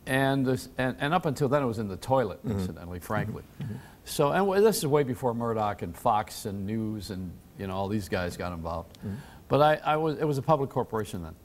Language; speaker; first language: English; native; English